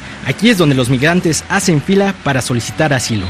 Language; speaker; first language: Spanish; native; Spanish